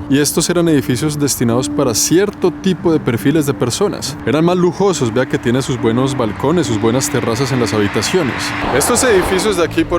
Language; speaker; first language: Spanish; native; Spanish